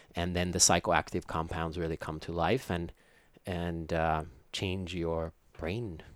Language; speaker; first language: English; non-native, fluent; Finnish